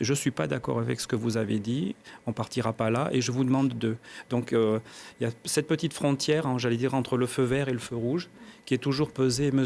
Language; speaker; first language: French; native; French